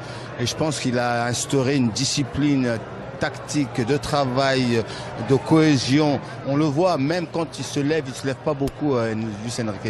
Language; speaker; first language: French; native; French